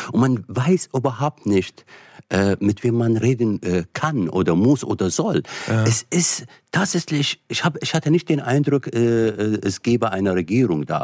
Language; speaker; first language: German; non-native, fluent; Arabic